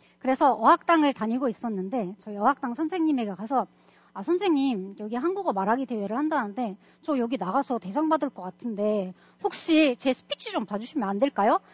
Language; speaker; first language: Korean; non-native, fluent; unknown